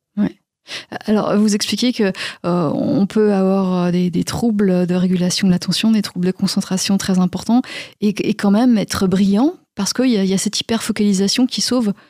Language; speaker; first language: French; native; French